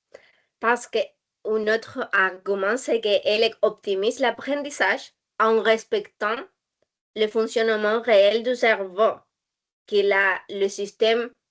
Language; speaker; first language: French; non-native, learner; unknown